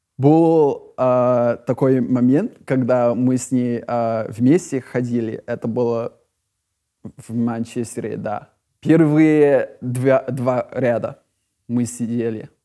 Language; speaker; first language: Russian; non-native, fluent; English